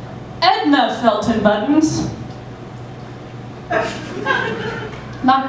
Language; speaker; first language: English; native; English